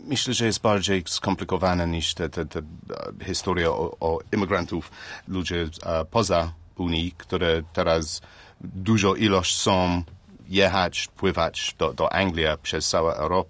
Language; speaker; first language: Polish; non-native, learner; English